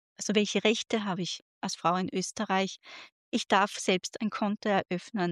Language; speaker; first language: German; native; German